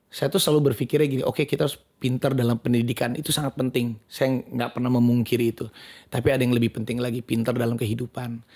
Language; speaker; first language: Indonesian; native; Indonesian